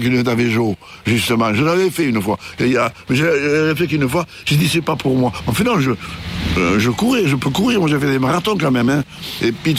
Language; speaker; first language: French; native; French